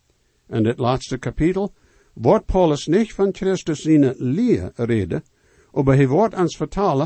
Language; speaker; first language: Dutch; non-native, learner; Plautdietsch